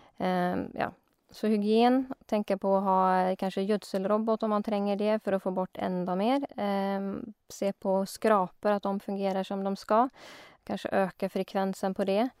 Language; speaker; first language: Swedish; native; Swedish